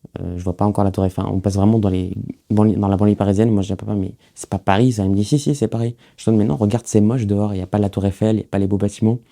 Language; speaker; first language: French; early bilingual, other home language; Arabic